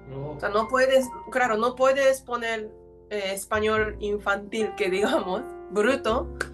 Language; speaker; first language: Spanish; non-native, fluent; Japanese